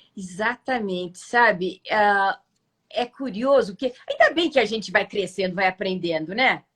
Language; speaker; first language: Portuguese; native; Portuguese